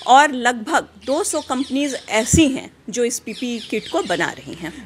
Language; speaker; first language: Hindi; native; Hindi